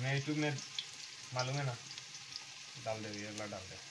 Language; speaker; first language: Hindi; non-native, learner; Bangla